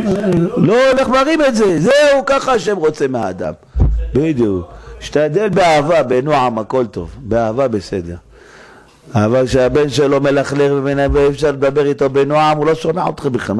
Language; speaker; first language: Hebrew; native; Hebrew